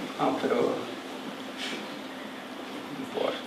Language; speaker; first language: Italian; non-native, learner; Portuguese